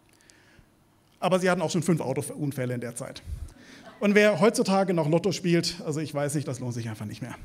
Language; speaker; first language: German; native; German